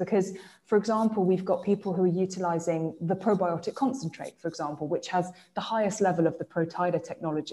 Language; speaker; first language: English; native; English